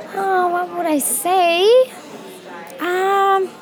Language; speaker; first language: English; non-native, fluent; Romanian